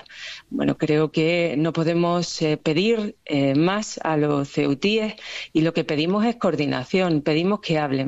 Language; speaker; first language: Spanish; native; Spanish